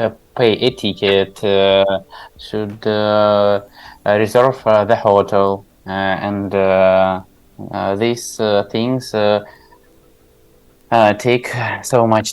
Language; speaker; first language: English; non-native, learner; Tajik